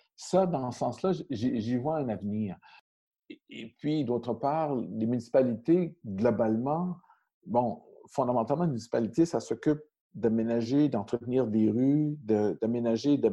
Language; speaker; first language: French; native; French